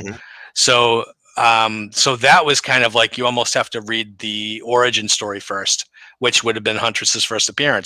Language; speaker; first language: English; native; English